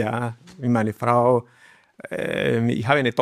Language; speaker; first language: German; non-native, learner; Spanish